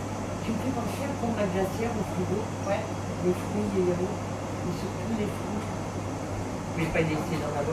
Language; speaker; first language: French; native; French